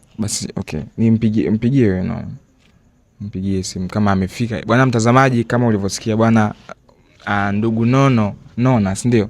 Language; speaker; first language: Swahili; native; Swahili